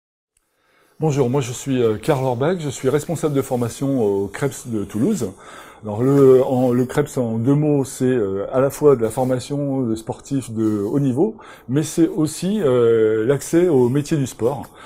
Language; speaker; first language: French; native; French